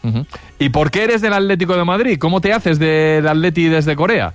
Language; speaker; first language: Spanish; native; Spanish